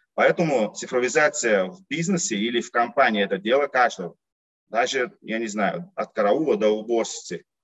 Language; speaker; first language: Russian; non-native, local second language; Uzbek